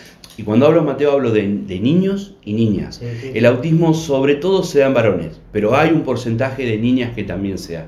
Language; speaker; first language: Spanish; native; Spanish